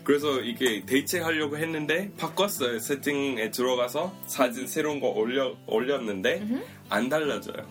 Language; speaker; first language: Korean; non-native, fluent; English